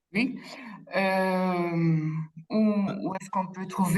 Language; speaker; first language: French; non-native, local second language; Dutch